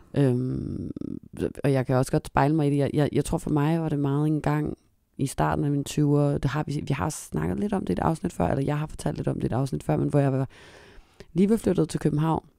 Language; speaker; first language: Danish; native; Danish